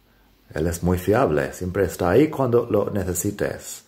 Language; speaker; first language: Spanish; non-native, fluent; English